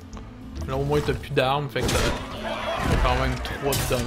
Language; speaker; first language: French; native; French